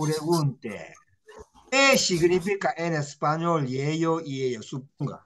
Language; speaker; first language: Spanish; non-native, learner; Korean